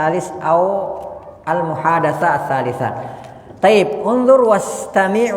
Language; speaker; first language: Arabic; non-native, fluent; Indonesian